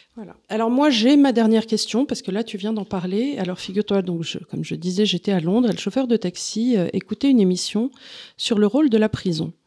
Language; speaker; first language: French; native; French